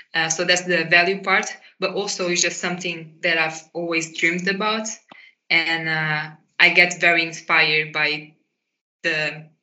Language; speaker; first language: English; non-native, fluent; Portuguese